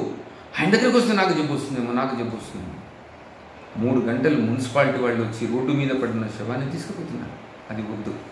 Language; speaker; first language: Telugu; native; Telugu